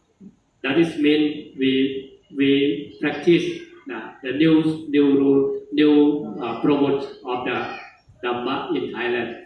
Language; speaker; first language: English; non-native, learner; Thai